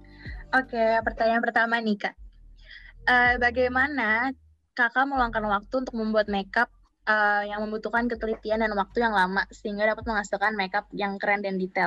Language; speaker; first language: Indonesian; native; Indonesian